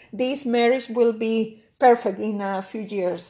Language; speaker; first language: English; non-native, learner; Spanish